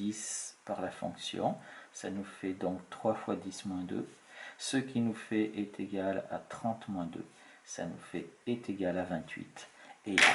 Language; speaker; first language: French; native; French